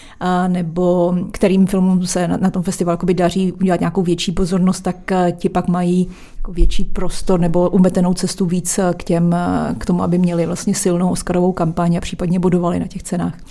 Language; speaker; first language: Czech; native; Czech